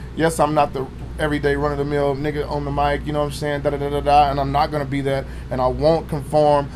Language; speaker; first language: English; native; English